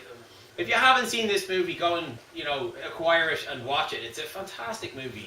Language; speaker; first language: English; native; English